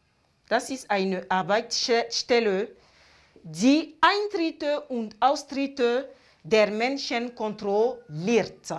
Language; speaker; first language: German; non-native, fluent; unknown